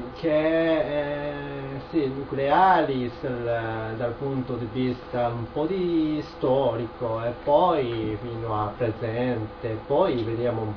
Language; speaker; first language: Italian; non-native, learner; Japanese